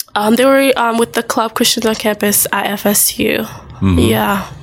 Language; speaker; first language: English; early bilingual, other home language; Haitian Creole